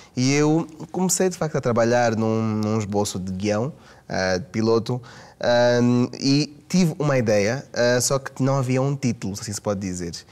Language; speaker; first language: Portuguese; native; Portuguese